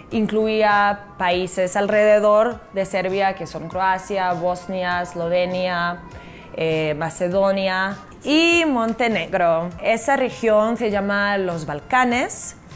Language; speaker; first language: Spanish; non-native, fluent; Serbian